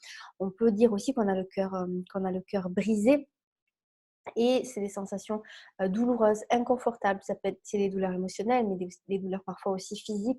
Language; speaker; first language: French; native; French